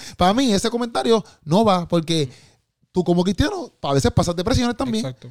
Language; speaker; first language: Spanish; native; Spanish